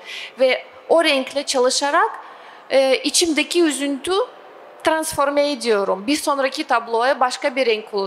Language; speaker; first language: Turkish; non-native, fluent; Russian